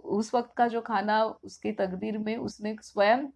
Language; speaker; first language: Hindi; non-native, local second language; Marathi